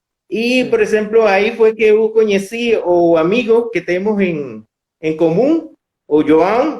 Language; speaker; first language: Portuguese; non-native, fluent; Spanish